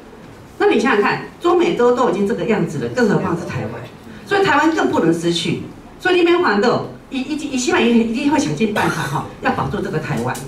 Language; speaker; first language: Chinese; non-native, local second language; Min Nan Chinese